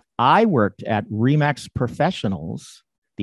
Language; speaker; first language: English; native; English